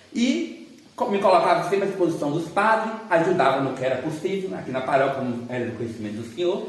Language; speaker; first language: Portuguese; native; Portuguese